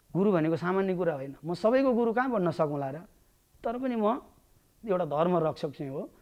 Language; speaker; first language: Nepali; native; Nepali